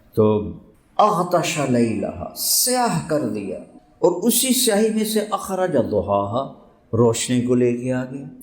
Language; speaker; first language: Urdu; non-native, local second language; Punjabi